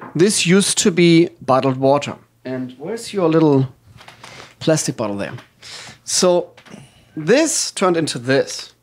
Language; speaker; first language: English; non-native, fluent; German